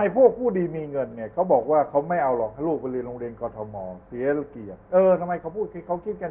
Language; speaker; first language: Thai; native; Thai